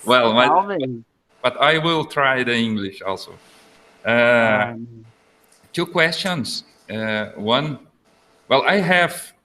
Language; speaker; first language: English; non-native, learner; Portuguese